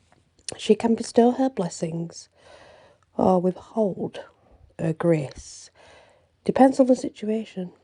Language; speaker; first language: English; native; English